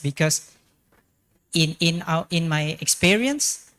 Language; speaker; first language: English; non-native, fluent; Indonesian